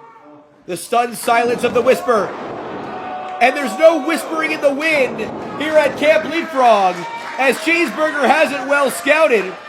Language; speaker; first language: English; native; English